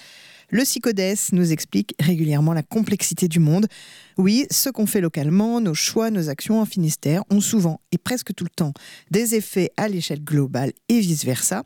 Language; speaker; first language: French; native; French